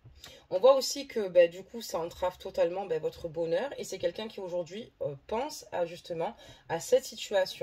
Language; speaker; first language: French; native; French